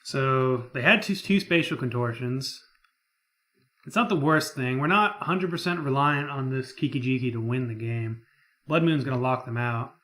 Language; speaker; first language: English; native; English